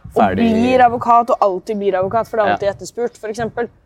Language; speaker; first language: Norwegian; native; Norwegian